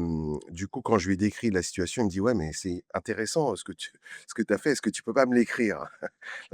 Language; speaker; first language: French; native; French